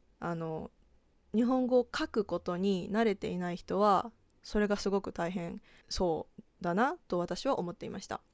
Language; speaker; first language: Japanese; native; Japanese